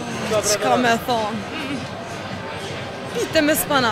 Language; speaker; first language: Albanian; early bilingual, heritage; Albanian